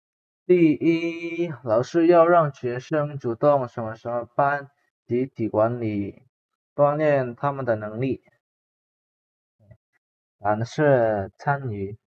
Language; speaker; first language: Chinese; non-native, fluent; Indonesian